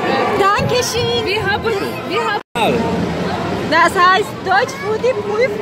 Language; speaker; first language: German; non-native, learner; Armenian